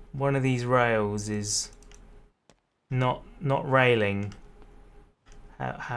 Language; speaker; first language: English; native; English